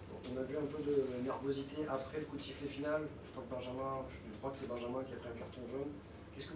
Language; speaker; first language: French; native; French